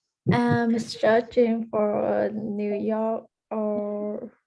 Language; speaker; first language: English; early bilingual, heritage; Vietnamese